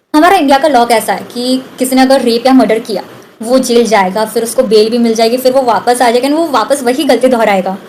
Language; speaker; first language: Hindi; non-native, local second language; Bangla